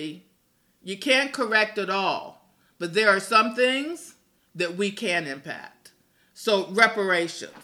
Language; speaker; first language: English; native; English